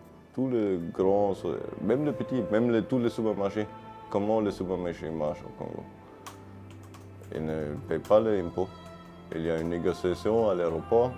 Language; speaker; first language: French; non-native, learner; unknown